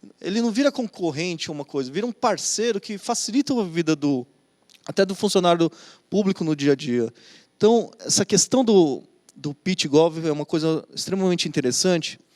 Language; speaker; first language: Portuguese; native; Portuguese